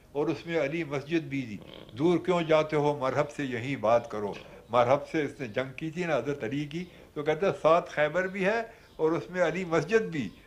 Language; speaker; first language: Urdu; native; Urdu